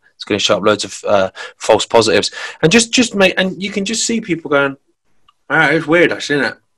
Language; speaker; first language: English; native; English